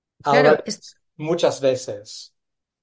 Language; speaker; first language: Spanish; non-native, fluent; English